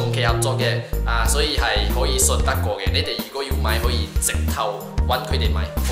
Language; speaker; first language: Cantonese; non-native, local second language; Chinese